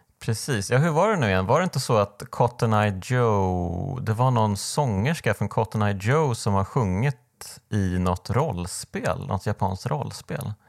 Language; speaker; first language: Swedish; native; Swedish